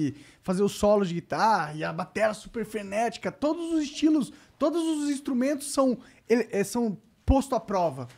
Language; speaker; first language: Portuguese; native; Portuguese